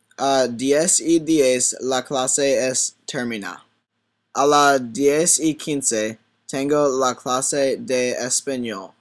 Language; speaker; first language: Spanish; non-native, learner; English